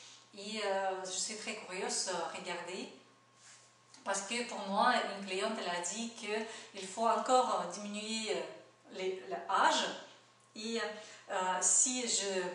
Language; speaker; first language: French; non-native, learner; Russian